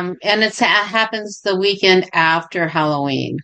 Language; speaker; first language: English; native; English